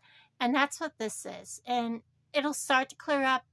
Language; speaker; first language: English; native; English